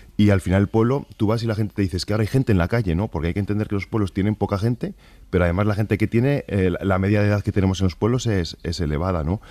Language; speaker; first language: Spanish; native; Spanish